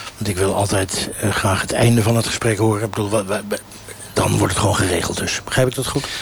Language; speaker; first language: Dutch; native; Dutch